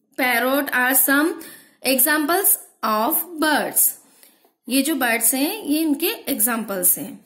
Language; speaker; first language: Hindi; native; Hindi